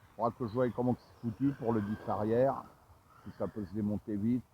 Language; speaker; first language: French; native; French